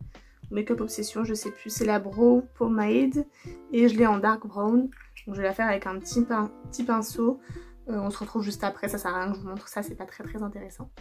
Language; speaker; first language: French; native; French